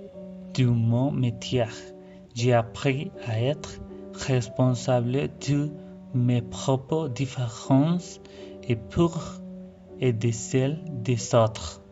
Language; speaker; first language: French; non-native, fluent; Spanish